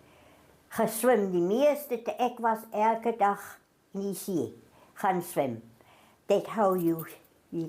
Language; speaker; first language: Afrikaans; non-native, local second language; German